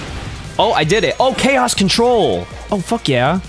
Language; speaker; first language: English; native; English